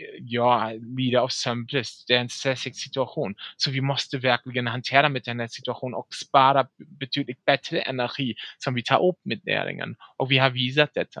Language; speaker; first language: Swedish; non-native, fluent; German